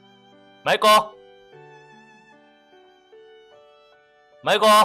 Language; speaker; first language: Japanese; native; Japanese